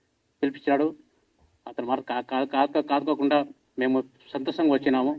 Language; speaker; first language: Telugu; non-native, local second language; Lambadi